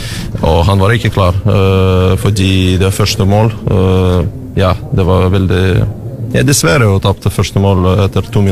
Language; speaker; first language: Norwegian; non-native, learner; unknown